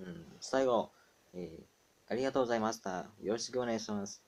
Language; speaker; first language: Japanese; non-native, learner; Vietnamese